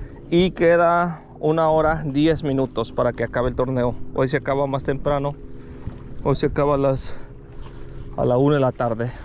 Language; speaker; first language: Spanish; early bilingual, heritage; Spanish